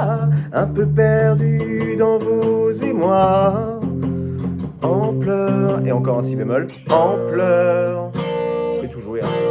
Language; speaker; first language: French; native; French